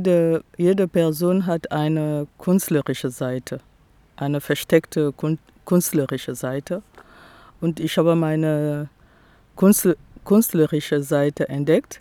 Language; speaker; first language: German; non-native, fluent; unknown